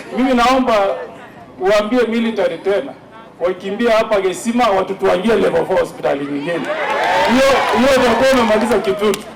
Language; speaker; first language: Swahili; non-native, local second language; Gusii